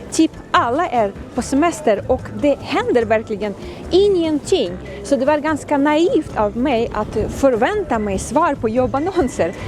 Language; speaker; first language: Swedish; non-native, fluent; Ukrainian